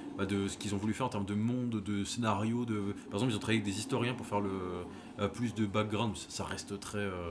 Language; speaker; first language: French; native; French